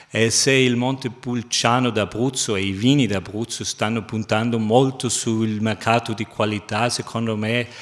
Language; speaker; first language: Italian; non-native, fluent; German